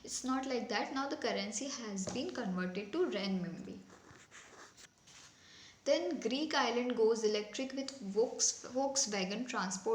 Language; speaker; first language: English; non-native, local second language; Hindi